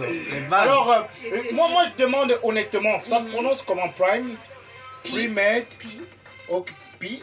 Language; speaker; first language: French; native; French